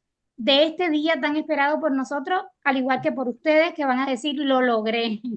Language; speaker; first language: Spanish; native; Spanish